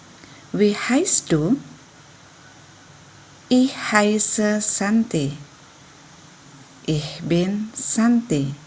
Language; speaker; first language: German; non-native, fluent; Indonesian